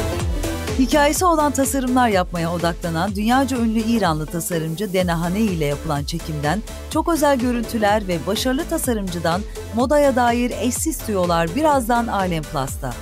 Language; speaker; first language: Turkish; native; Turkish